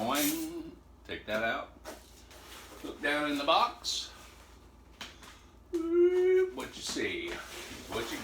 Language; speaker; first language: English; native; English